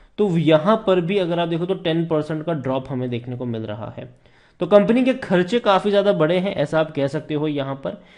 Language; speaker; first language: Hindi; native; Hindi